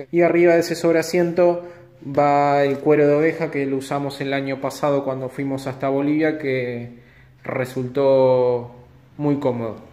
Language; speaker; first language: Spanish; native; Spanish